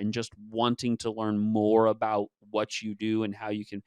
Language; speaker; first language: English; native; English